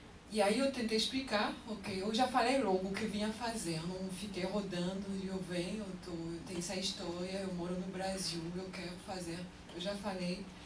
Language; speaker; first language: Portuguese; non-native, fluent; French